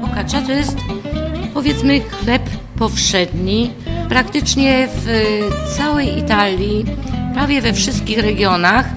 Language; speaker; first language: Polish; non-native, fluent; Italian